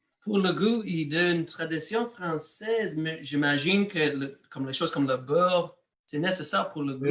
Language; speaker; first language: French; non-native, learner; English